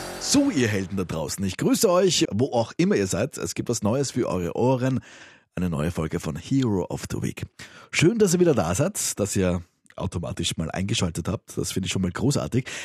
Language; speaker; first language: German; native; German